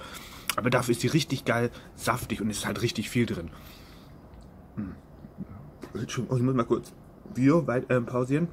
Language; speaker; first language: German; native; German